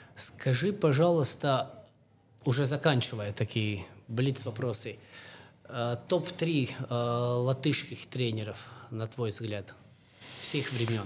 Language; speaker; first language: Russian; non-native, local second language; Latvian